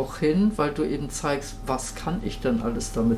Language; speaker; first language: German; native; German